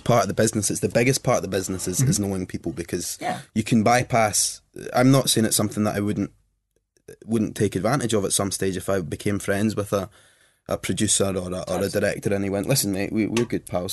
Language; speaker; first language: English; native; English